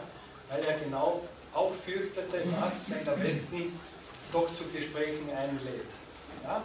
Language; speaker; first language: German; native; German